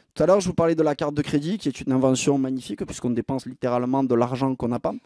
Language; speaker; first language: French; native; French